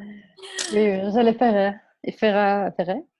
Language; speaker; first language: French; non-native, fluent; Spanish